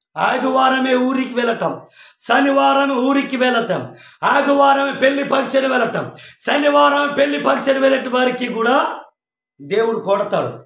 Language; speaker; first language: Telugu; non-native, local second language; Koya